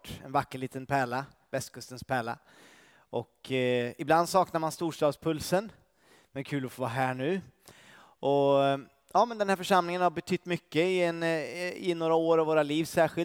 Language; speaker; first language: Swedish; native; Swedish